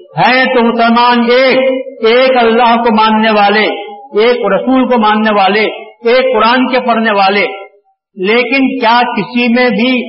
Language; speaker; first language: Urdu; native; Urdu